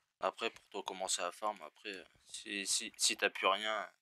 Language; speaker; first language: French; native; French